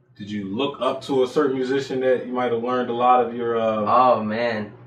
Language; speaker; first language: English; native; English